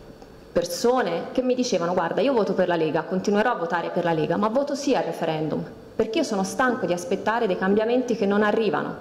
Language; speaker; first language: Italian; native; Italian